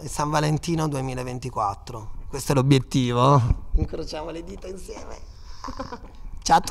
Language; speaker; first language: Italian; native; Italian